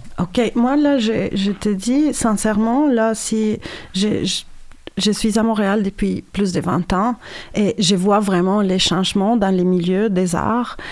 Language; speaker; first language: French; non-native, fluent; Spanish